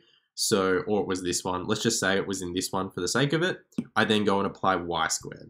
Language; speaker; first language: English; native; English